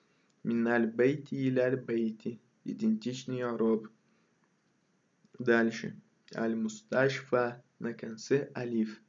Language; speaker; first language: Arabic; non-native, fluent; Russian